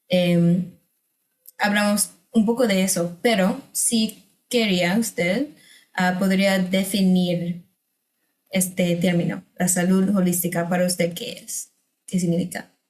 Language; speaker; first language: Spanish; non-native, fluent; English